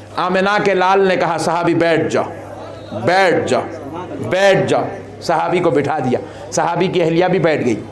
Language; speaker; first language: Hindi; non-native, local second language; Urdu